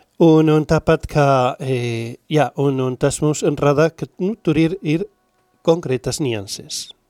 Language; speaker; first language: Latvian; non-native, learner; Spanish